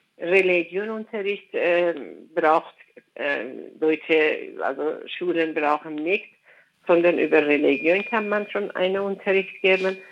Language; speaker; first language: German; non-native, fluent; Persian